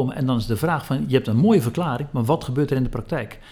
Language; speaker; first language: Dutch; native; Dutch